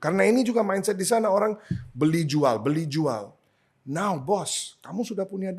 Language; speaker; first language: Indonesian; non-native, fluent; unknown